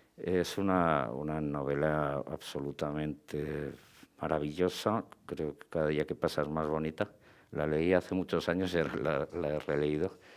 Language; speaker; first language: Spanish; native; Spanish